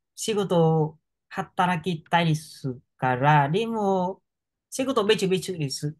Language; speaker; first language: Japanese; non-native, learner; Vietnamese